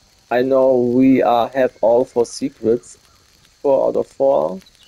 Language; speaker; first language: English; non-native, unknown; German